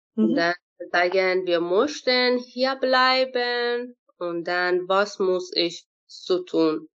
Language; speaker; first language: German; non-native, learner; Persian